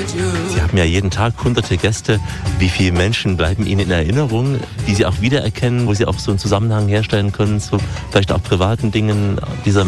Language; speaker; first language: German; native; German